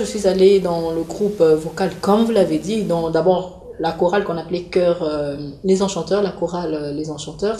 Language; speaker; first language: French; non-native, local second language; Lingala